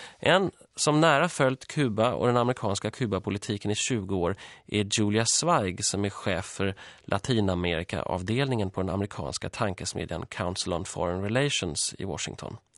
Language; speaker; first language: Swedish; early bilingual, other home language; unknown